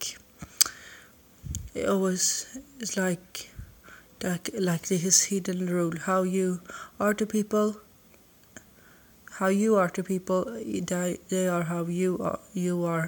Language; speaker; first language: English; non-native, learner; Swedish